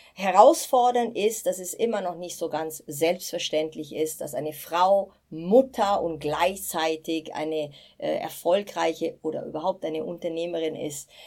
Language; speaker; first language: German; non-native, fluent; Italian